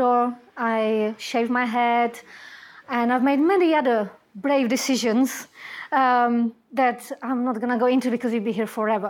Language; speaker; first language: English; non-native, fluent; Czech